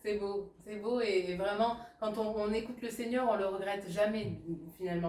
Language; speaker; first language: French; native; French